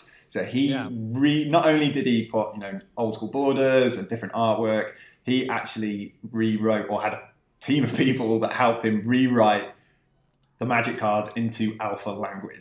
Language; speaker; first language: English; native; English